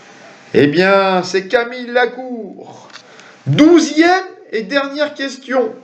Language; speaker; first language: French; native; French